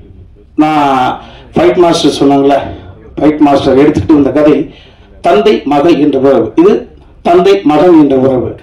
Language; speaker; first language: Tamil; native; Tamil